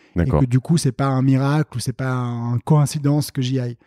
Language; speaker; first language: French; native; French